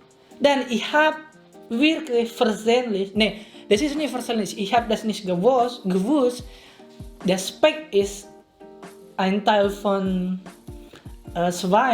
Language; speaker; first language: German; non-native, learner; Indonesian